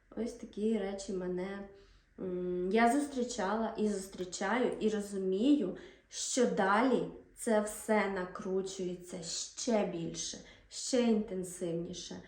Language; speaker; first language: Ukrainian; native; Ukrainian